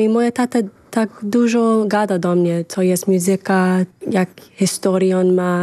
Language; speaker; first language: Polish; early bilingual, heritage; English